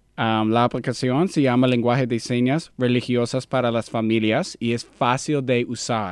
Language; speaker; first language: Spanish; non-native, learner; English